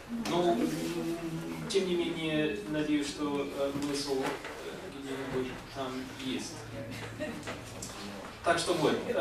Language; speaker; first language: Russian; non-native, fluent; English